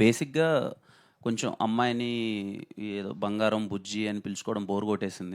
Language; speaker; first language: Telugu; native; Telugu